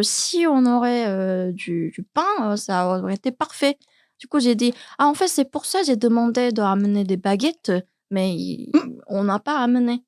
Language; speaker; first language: French; non-native, learner; Korean